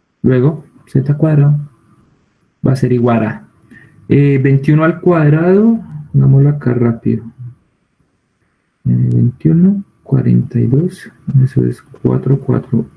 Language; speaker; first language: Spanish; native; Spanish